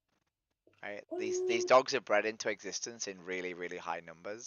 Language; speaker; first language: English; native; English